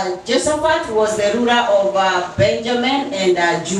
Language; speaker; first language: English; non-native, fluent; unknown